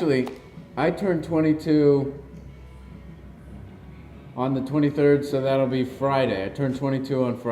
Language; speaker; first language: English; native; English